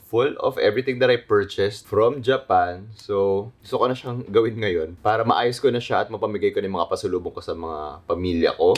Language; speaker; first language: Filipino; native; Filipino